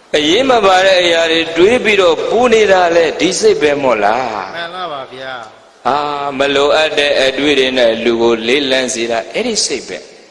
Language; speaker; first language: Burmese; native; Burmese